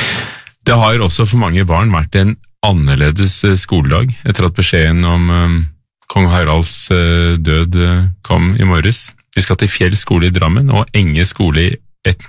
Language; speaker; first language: Norwegian; native; Norwegian